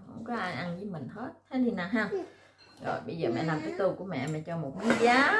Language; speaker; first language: Vietnamese; native; Vietnamese